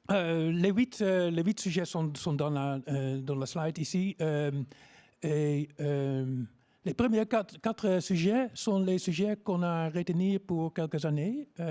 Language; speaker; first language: French; non-native, learner; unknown